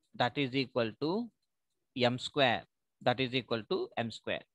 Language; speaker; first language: English; non-native, local second language; Telugu